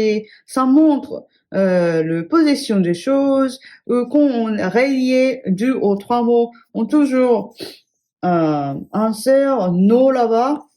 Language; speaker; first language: French; non-native, fluent; Japanese